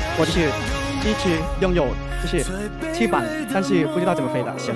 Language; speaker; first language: Chinese; non-native, learner; Thai